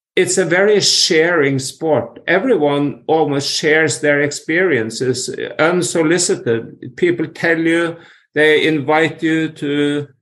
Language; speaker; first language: English; non-native, fluent; Norwegian